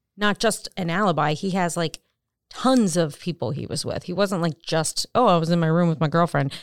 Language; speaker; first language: English; native; English